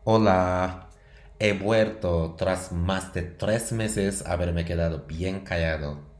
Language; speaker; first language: Spanish; non-native, fluent; Japanese